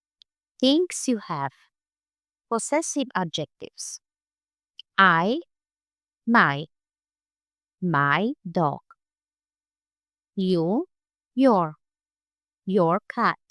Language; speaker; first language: English; non-native, fluent; Polish